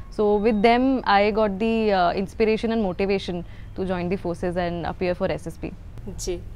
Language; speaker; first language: Hindi; native; Hindi